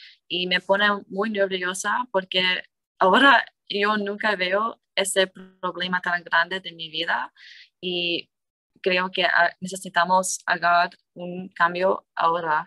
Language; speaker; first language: Spanish; non-native, learner; English